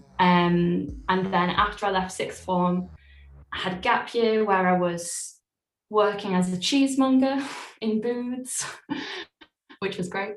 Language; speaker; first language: English; native; English